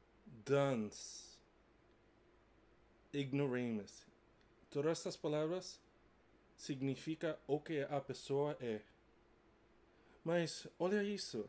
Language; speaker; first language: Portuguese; non-native, learner; English